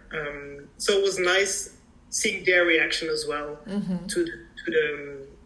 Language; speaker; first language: English; early bilingual, heritage; English